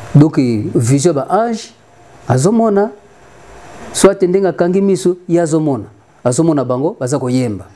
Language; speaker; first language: Lingala; non-native, local second language; Kituba (Democratic Republic of Congo)